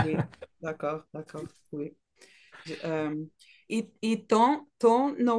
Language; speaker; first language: French; non-native, learner; Portuguese